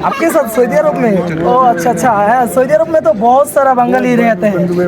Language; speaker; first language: Hindi; non-native, learner; Bangla